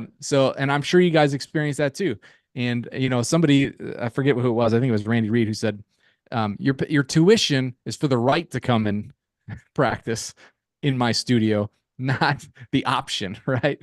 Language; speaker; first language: English; native; English